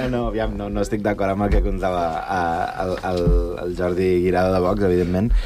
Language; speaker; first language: Catalan; non-native, local second language; Spanish